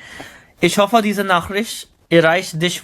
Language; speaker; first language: German; non-native, learner; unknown